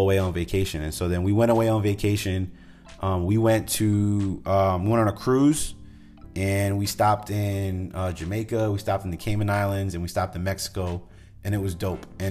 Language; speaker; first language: English; native; English